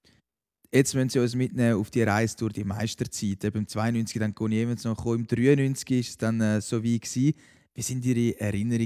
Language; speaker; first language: German; native; German